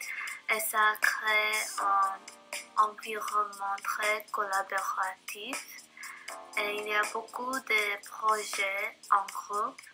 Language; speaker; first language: French; non-native, learner; English